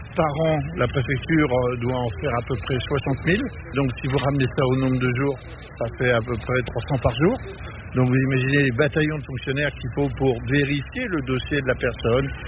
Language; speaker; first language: French; native; French